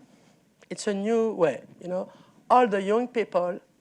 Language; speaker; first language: English; non-native, learner; French